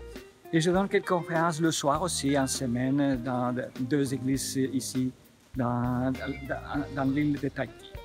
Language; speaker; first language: French; non-native, fluent; Spanish